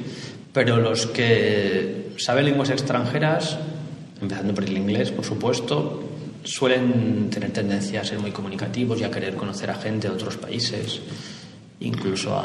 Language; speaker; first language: Spanish; non-native, local second language; Catalan